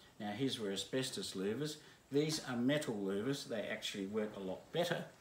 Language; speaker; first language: English; native; English